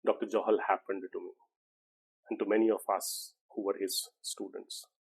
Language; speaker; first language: English; non-native, local second language; Punjabi